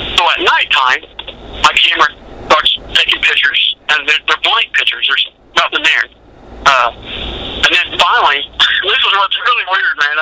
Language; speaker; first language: English; native; English